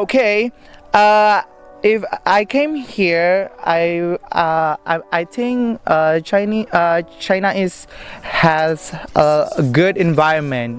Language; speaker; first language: English; non-native, learner; Indonesian